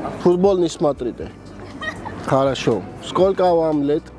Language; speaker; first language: Russian; non-native, learner; Georgian